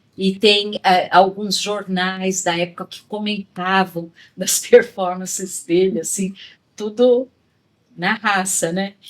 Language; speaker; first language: Portuguese; native; Portuguese